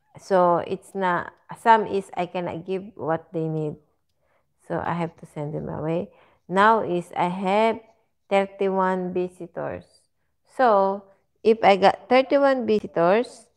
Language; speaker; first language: English; non-native, learner; Filipino